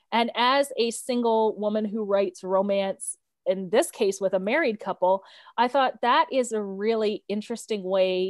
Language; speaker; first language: English; native; English